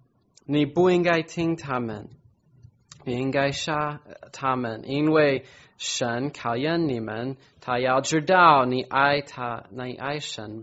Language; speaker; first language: Chinese; non-native, fluent; English